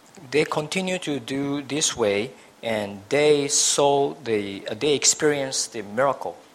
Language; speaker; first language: English; non-native, fluent; Japanese